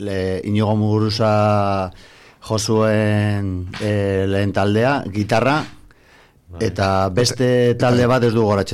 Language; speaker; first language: Basque; non-native, local second language; Spanish